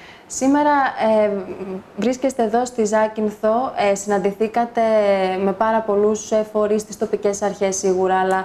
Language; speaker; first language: Greek; native; Greek